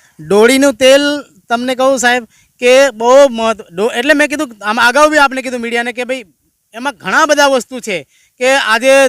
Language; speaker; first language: Gujarati; non-native, local second language; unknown